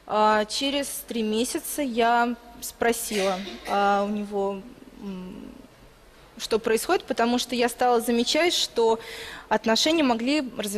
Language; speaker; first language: Russian; native; Russian